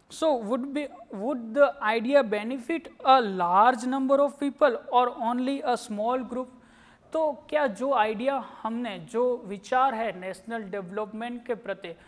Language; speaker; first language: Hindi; non-native, local second language; Gujarati